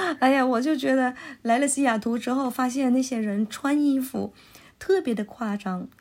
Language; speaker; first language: Chinese; non-native, local second language; Cantonese